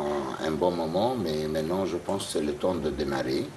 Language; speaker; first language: French; non-native, fluent; Arabic